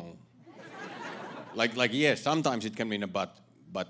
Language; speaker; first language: English; non-native, fluent; Finnish